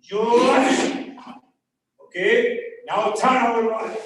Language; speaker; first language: English; non-native, learner; Spanish